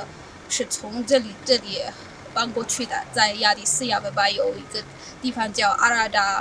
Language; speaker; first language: Chinese; non-native, learner; Amharic